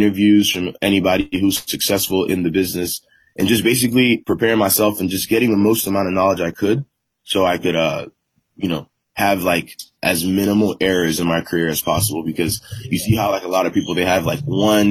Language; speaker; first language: English; native; English